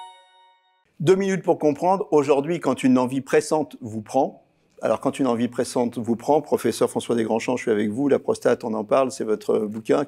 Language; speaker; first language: French; native; French